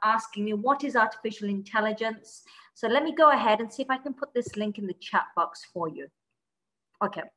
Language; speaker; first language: English; native; English